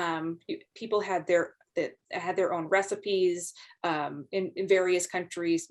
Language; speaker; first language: English; native; English